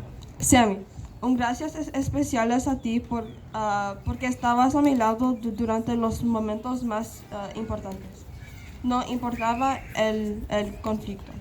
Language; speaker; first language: Spanish; non-native, local second language; English